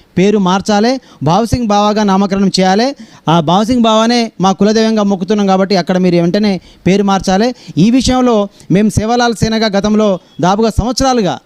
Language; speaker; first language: Telugu; non-native, local second language; Lambadi